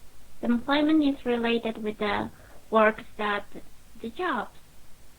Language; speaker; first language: English; non-native, learner; Spanish